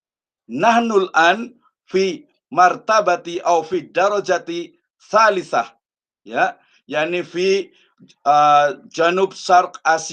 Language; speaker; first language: Arabic; non-native, fluent; Indonesian